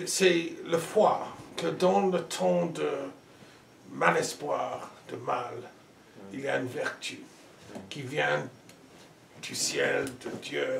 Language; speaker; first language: French; non-native, learner; English